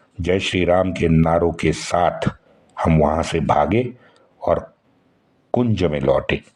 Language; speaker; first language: Hindi; non-native, local second language; Marathi